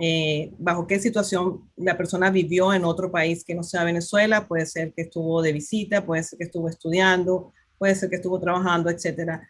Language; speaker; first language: Spanish; native; Spanish